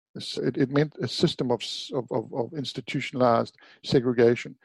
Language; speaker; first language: English; native; English